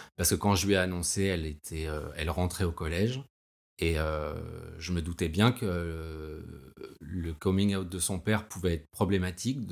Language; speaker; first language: French; native; French